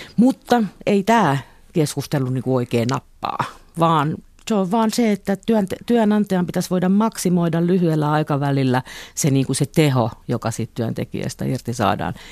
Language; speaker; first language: Finnish; native; Finnish